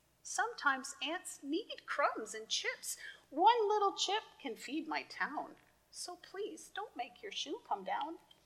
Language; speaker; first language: English; native; English